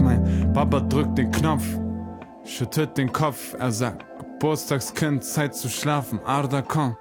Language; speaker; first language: German; early bilingual, other home language; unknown